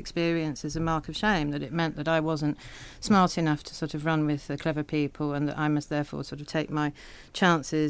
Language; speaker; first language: English; native; English